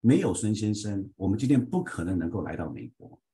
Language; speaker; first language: Chinese; early bilingual, heritage; Chinese